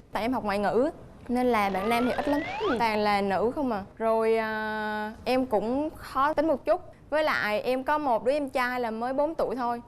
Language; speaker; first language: Vietnamese; native; Vietnamese